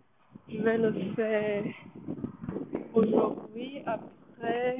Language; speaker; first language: French; non-native, learner; English